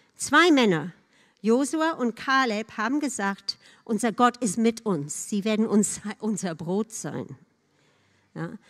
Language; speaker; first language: German; non-native, fluent; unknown